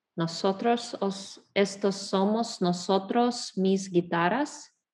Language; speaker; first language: Spanish; non-native, learner; English